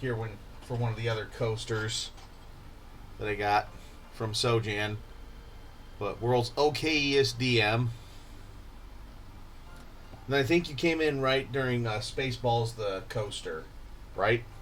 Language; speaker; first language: English; native; English